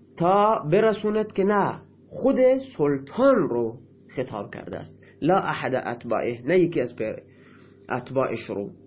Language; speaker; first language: Persian; non-native, local second language; Baluchi